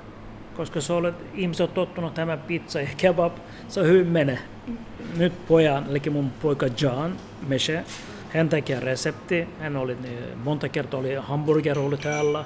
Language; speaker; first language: Finnish; non-native, learner; Turkish